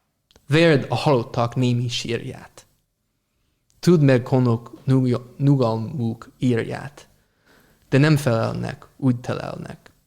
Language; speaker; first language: Hungarian; non-native, fluent; English